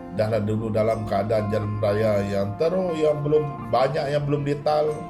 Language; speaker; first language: Malay; non-native, local second language; Iban